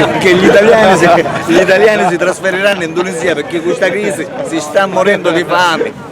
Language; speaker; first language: Italian; native; Italian